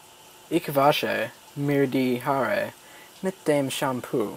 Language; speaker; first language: German; non-native, learner; English